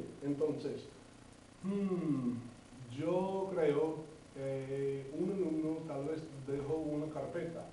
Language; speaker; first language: Spanish; non-native, fluent; English